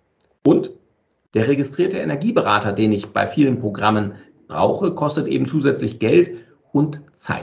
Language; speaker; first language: German; native; German